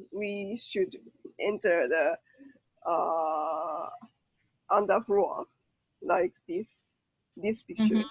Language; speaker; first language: English; non-native, learner; Japanese